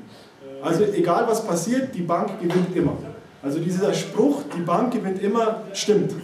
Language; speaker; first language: German; native; German